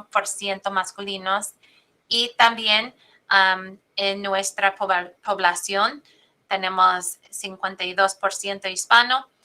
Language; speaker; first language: Spanish; non-native, fluent; English